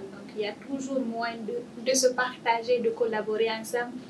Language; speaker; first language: French; non-native, local second language; Fula